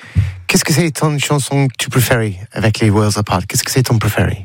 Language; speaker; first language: French; non-native, learner; English